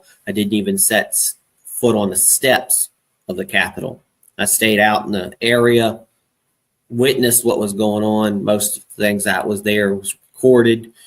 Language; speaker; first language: English; native; English